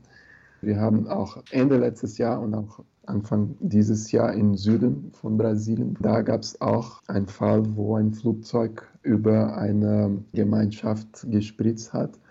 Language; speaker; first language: German; non-native, fluent; Portuguese